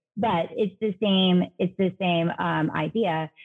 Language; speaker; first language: English; native; English